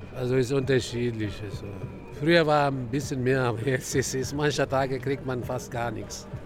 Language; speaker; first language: German; non-native, fluent; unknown